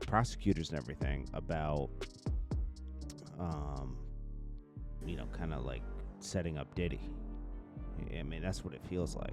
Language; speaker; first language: English; native; English